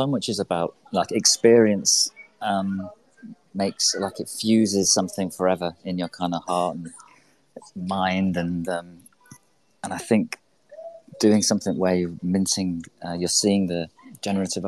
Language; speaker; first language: English; native; English